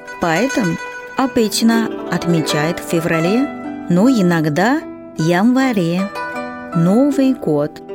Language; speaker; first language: Russian; non-native, fluent; Chinese